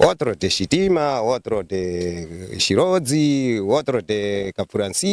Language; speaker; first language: Portuguese; non-native, local second language; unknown